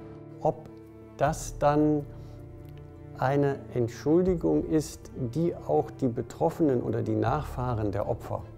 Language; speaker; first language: German; native; German